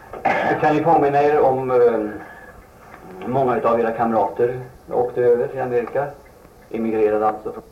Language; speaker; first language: Swedish; native; Swedish